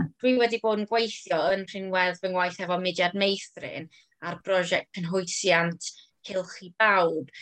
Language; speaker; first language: Welsh; non-native, local second language; English